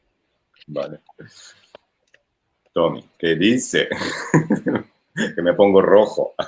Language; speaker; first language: Spanish; non-native, fluent; Italian